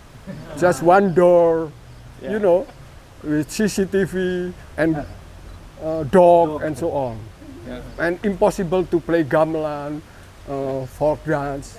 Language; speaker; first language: English; non-native, learner; Indonesian